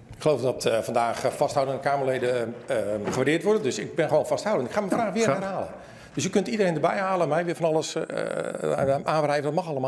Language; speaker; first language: Dutch; native; Dutch